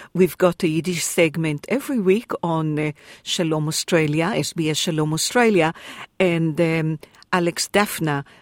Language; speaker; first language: English; non-native, fluent; Hebrew